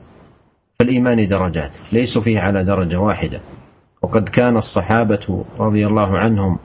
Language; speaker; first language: Arabic; native; Arabic